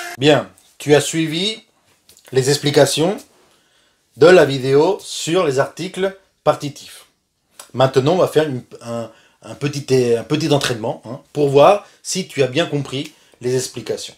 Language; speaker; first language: French; non-native, fluent; Spanish